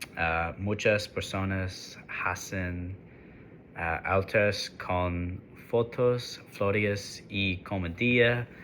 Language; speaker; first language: Spanish; non-native, learner; English